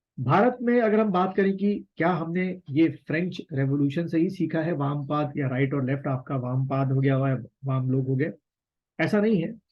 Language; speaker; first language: Hindi; native; Hindi